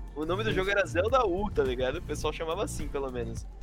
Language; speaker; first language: Portuguese; native; Portuguese